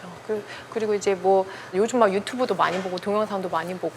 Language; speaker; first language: Korean; native; Korean